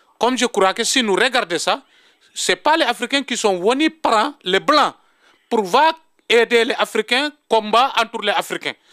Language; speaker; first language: French; non-native, local second language; Fula